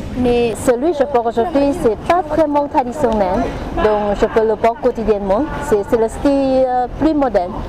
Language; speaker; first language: French; non-native, fluent; Vietnamese